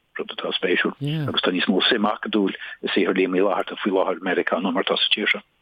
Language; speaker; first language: Irish; native; Irish